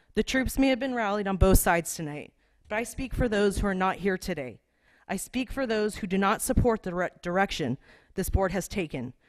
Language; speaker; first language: English; native; English